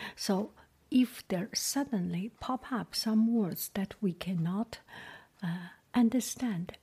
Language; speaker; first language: English; non-native, fluent; Chinese